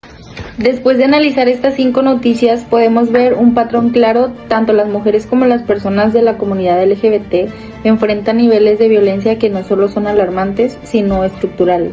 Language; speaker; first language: Spanish; native; Spanish